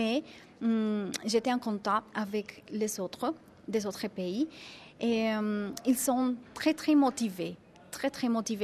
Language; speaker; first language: French; non-native, fluent; Spanish